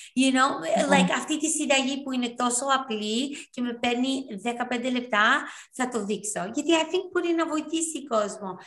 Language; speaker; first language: Greek; early bilingual, heritage; Greek